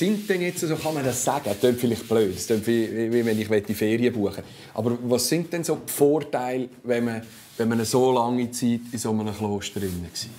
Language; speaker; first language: German; native; German